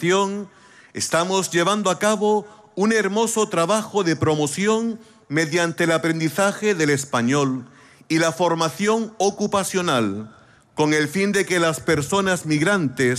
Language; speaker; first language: Spanish; native; Spanish